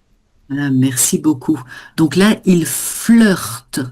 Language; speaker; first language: French; native; French